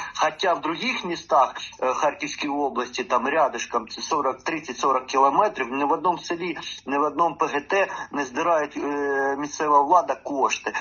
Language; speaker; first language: Ukrainian; native; Ukrainian